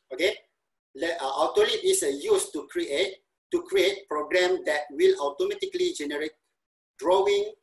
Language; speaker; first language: English; non-native, local second language; Malay